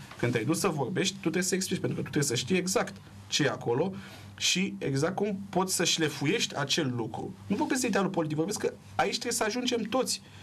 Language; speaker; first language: Romanian; native; Romanian